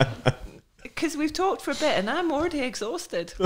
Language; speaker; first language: English; native; English